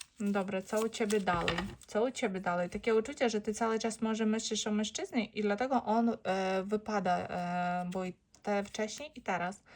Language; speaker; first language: Polish; non-native, learner; Ukrainian